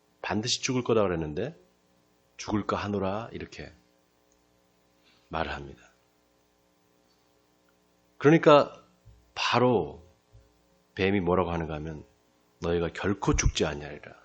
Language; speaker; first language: Korean; native; Korean